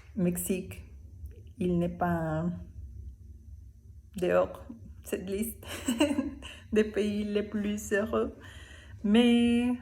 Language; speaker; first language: French; non-native, learner; Spanish